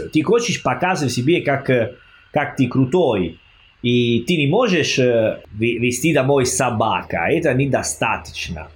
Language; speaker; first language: Russian; non-native, learner; Italian